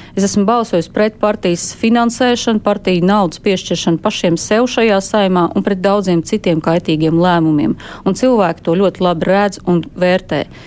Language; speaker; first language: Latvian; native; Latvian